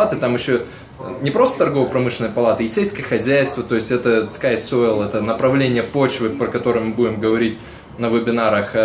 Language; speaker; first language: Russian; native; Russian